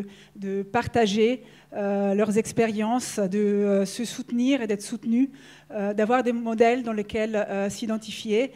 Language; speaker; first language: French; native; French